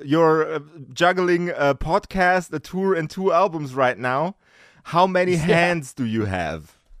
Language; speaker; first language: English; non-native, fluent; German